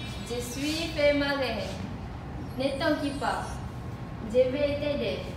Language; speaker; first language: French; non-native, learner; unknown